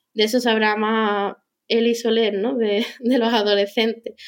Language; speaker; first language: Spanish; native; Spanish